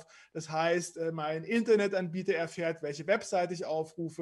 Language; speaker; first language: German; native; German